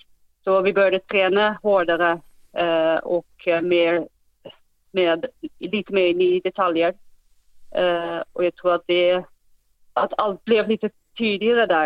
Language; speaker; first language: Swedish; non-native, fluent; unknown